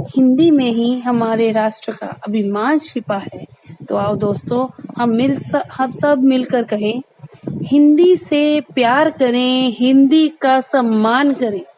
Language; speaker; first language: Hindi; native; Hindi